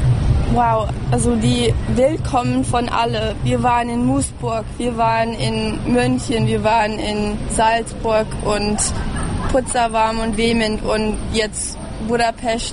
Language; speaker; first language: German; early bilingual, heritage; English